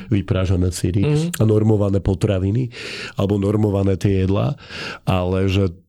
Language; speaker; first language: Slovak; native; Slovak